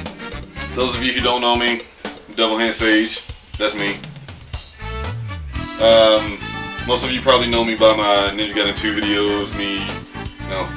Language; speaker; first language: English; native; English